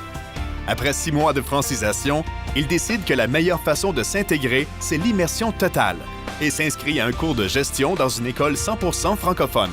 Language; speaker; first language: French; native; French